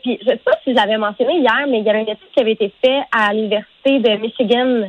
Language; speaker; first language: French; native; French